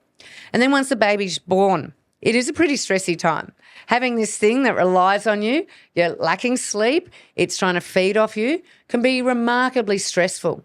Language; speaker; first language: English; native; English